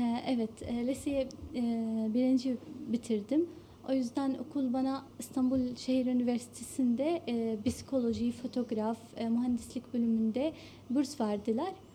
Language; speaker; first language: Turkish; non-native, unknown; Arabic